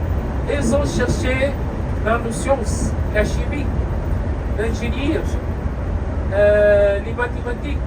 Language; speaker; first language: French; non-native, learner; Arabic